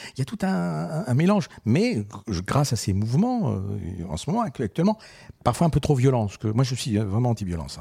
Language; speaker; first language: French; early bilingual, other home language; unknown